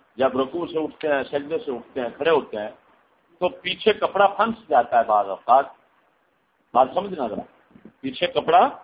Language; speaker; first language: Urdu; non-native, local second language; Punjabi